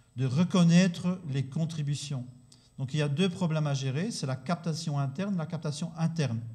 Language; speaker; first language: French; native; French